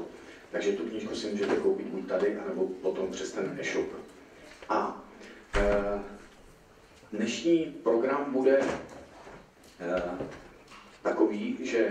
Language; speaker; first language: Czech; native; Czech